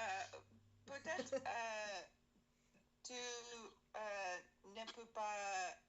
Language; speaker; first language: French; non-native, learner; English